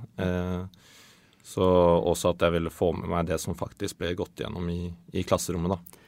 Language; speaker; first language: Norwegian; early bilingual, other home language; Swedish